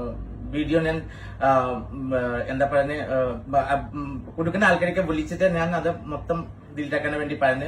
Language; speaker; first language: Malayalam; non-native, fluent; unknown